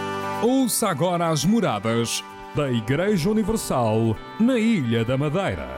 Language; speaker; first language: Portuguese; native; Portuguese